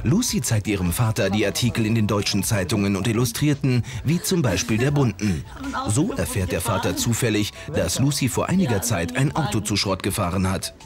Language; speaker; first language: German; native; German